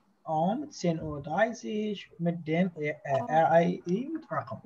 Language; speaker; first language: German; non-native, fluent; Arabic